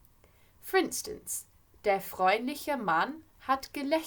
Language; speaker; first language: German; non-native, fluent; English